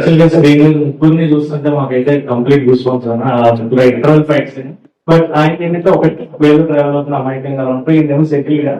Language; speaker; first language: Telugu; native; Telugu